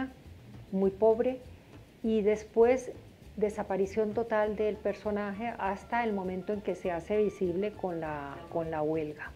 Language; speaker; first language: Spanish; native; Spanish